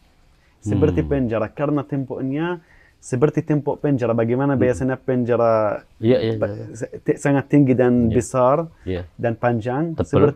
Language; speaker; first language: Indonesian; non-native, fluent; Arabic